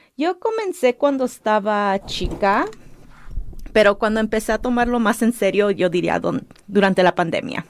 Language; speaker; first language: Spanish; early bilingual, heritage; Spanish